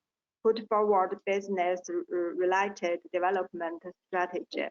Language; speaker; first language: English; non-native, learner; Chinese